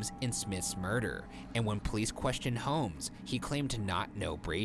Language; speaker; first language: English; native; English